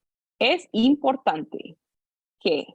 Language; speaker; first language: Spanish; non-native, fluent; English